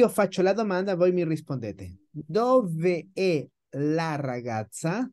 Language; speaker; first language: Italian; non-native, fluent; Spanish